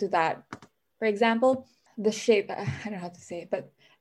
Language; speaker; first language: English; non-native, local second language; Filipino